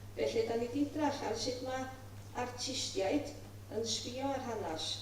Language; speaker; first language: Welsh; native; Welsh